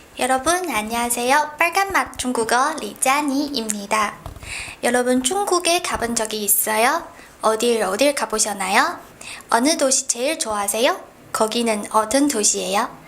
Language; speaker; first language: Korean; non-native, fluent; Chinese